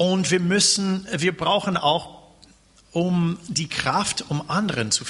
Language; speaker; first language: German; non-native, fluent; English